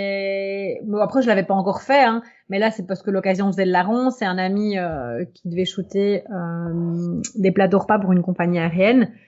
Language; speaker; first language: French; native; French